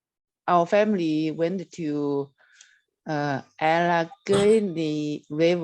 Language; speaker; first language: English; non-native, learner; Chinese